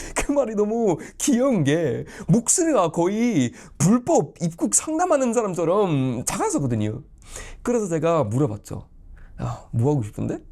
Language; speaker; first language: Korean; non-native, fluent; Swedish